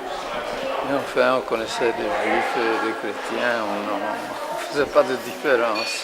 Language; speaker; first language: French; non-native, fluent; Italian